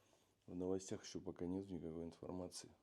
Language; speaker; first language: Russian; native; Russian